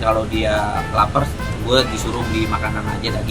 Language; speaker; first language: Indonesian; native; Indonesian